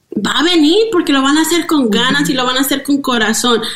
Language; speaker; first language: Spanish; early bilingual, heritage; Spanish